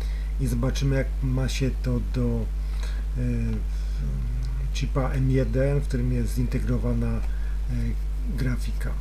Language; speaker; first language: Polish; native; Polish